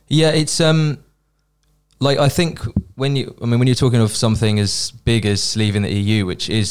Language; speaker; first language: English; native; English